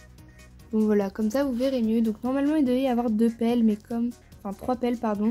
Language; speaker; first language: French; native; French